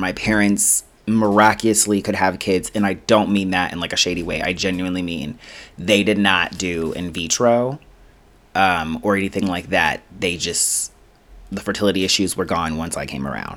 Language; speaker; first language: English; native; English